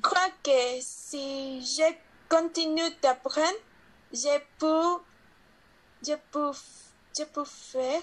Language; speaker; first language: French; non-native, learner; Spanish